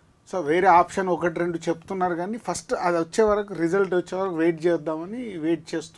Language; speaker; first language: Telugu; native; Telugu